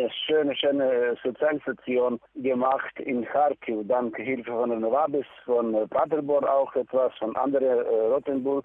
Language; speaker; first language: German; non-native, learner; Ukrainian